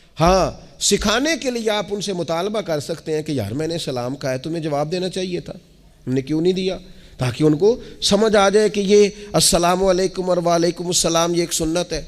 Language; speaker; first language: Urdu; non-native, local second language; Punjabi